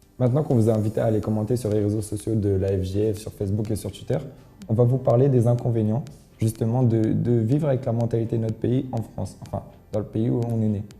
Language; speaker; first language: French; native; French